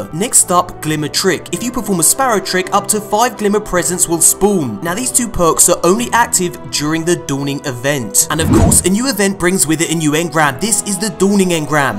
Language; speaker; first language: English; native; English